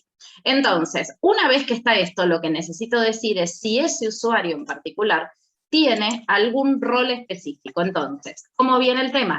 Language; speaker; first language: Spanish; native; Spanish